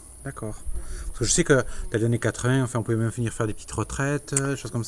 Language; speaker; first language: French; native; French